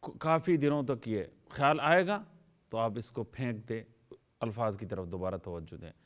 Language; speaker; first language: Urdu; native; Urdu